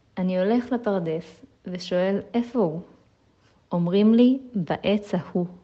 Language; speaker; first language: Hebrew; non-native, fluent; German